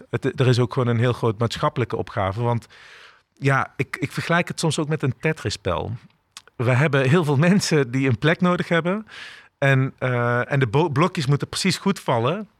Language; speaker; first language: Dutch; early bilingual, other home language; Turkish